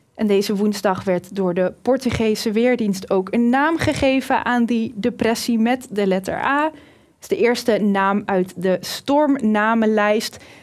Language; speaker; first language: Dutch; native; Dutch